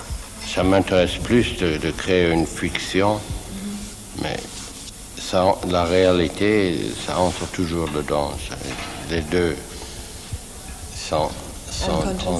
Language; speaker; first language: French; non-native, fluent; Swiss German